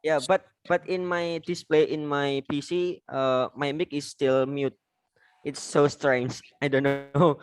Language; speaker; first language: English; non-native, learner; Indonesian